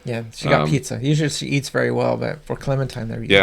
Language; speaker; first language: English; native; English